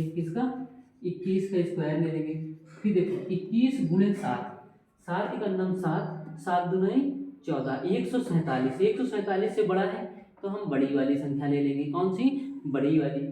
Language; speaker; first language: Hindi; native; Hindi